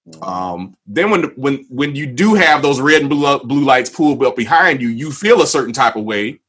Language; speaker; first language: English; native; English